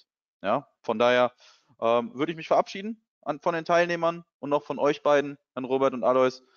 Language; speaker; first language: German; native; German